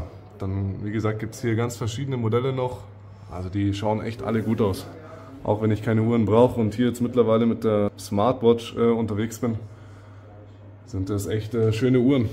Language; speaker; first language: German; native; German